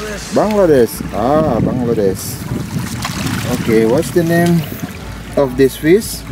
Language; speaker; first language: English; non-native, learner; Indonesian